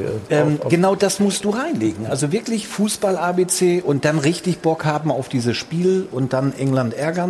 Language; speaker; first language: German; native; German